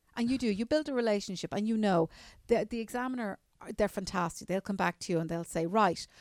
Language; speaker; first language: English; native; English